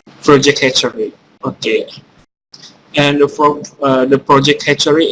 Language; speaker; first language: English; non-native, fluent; Indonesian